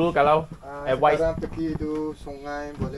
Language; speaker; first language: Malay; native; Malay